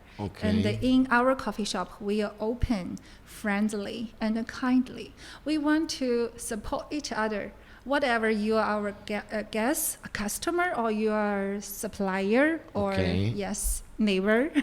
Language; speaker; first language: English; non-native, learner; Chinese